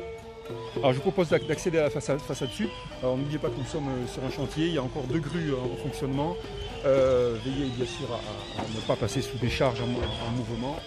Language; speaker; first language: French; native; French